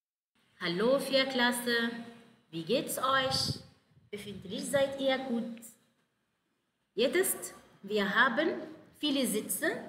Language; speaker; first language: German; non-native, fluent; Arabic